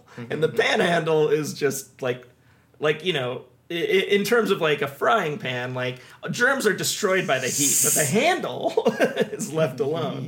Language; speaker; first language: English; native; English